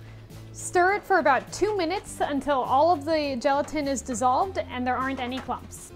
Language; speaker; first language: English; native; English